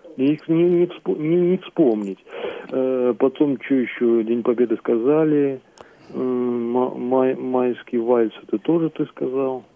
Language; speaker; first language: Russian; native; Russian